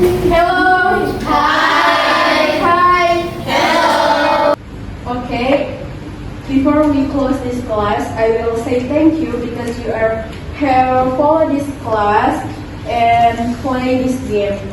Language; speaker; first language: English; non-native, learner; Indonesian